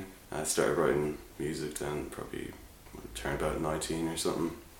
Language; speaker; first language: English; native; English